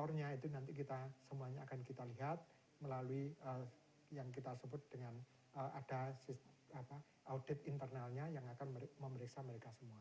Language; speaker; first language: Indonesian; native; Indonesian